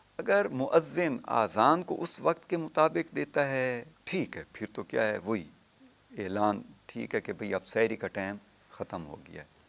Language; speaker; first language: Urdu; non-native, local second language; Punjabi